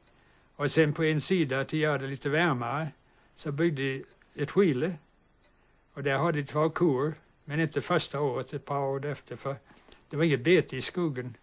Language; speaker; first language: Swedish; early bilingual, heritage; English